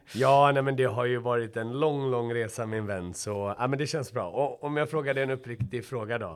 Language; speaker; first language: Swedish; early bilingual, other home language; Persian